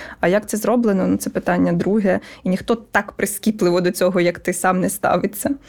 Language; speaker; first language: Ukrainian; non-native, local second language; Russian